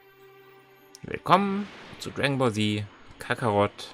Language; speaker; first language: German; native; German